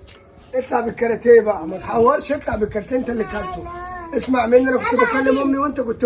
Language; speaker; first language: Arabic; native; Arabic